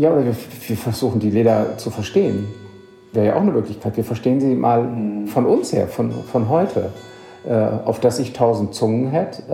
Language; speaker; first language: German; native; German